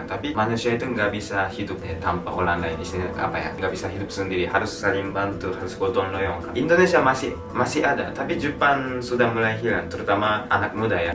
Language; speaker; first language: Indonesian; non-native, fluent; Japanese